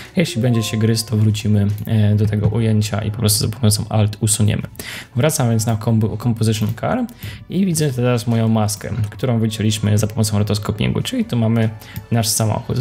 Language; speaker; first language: Polish; native; Polish